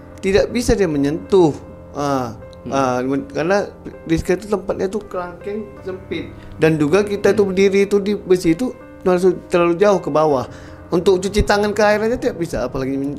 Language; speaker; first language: Indonesian; native; Indonesian